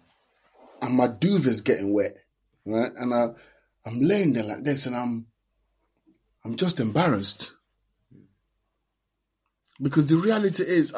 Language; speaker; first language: English; non-native, local second language; Yoruba